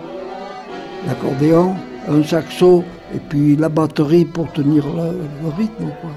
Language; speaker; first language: French; native; French